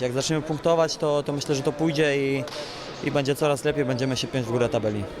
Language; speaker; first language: Polish; native; Polish